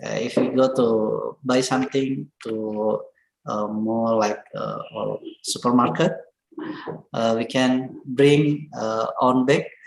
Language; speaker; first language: English; non-native, learner; Indonesian